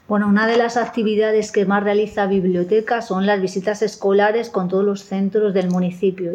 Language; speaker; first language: Spanish; native; Spanish